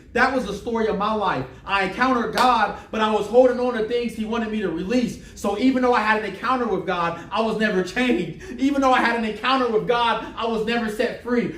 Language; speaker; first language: English; native; English